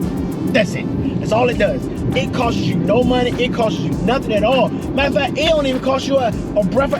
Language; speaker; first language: English; native; English